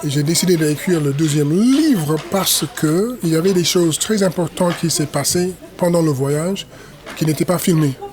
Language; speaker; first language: French; non-native, fluent; English